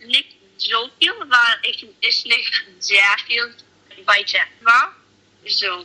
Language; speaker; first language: German; non-native, learner; English